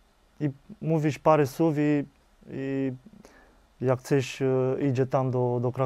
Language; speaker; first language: Polish; non-native, learner; Romanian